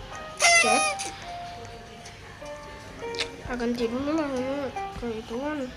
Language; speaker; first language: Indonesian; native; Indonesian